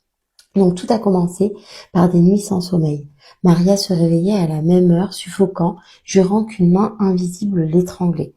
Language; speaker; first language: French; native; French